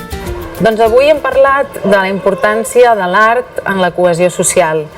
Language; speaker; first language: Catalan; native; Catalan